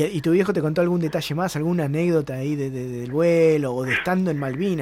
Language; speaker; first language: Spanish; native; Spanish